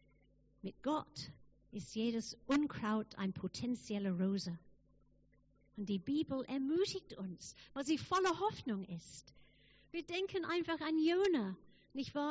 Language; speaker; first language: German; non-native, fluent; English